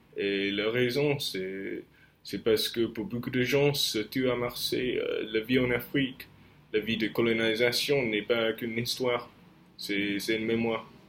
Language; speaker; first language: French; non-native, fluent; English